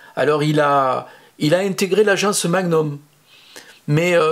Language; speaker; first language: French; native; French